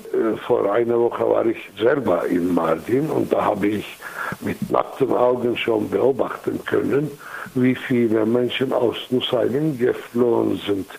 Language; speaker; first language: German; non-native, fluent; Kurdish